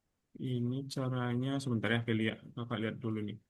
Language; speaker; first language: Indonesian; native; Indonesian